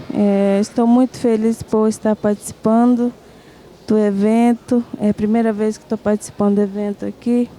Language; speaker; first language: Portuguese; non-native, local second language; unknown